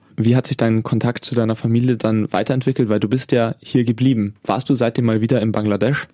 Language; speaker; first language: German; native; German